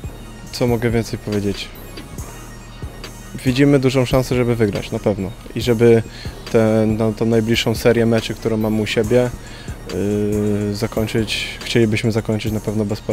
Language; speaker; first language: Polish; native; Polish